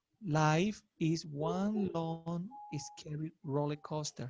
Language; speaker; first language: English; non-native, learner; Spanish